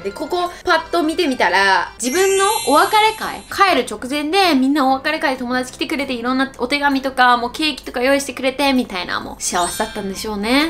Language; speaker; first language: Japanese; native; Japanese